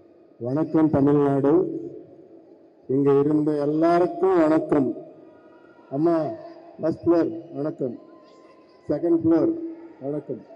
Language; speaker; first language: Tamil; non-native, learner; Telugu